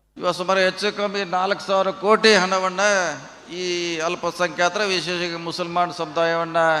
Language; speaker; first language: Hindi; non-native, local second language; Kannada